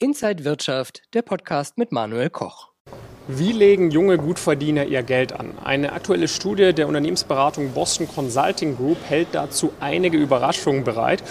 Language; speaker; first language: German; native; German